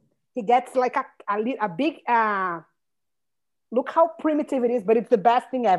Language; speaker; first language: English; non-native, fluent; Portuguese